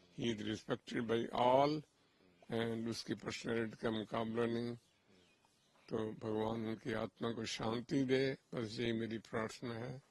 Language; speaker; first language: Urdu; non-native, local second language; Punjabi